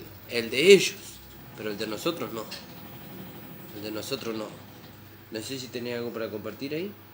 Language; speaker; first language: Spanish; native; Spanish